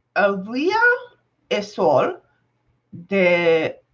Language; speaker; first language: Spanish; non-native, learner; English